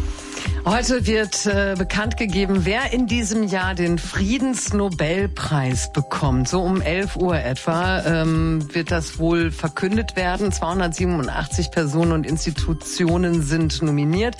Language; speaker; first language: German; native; German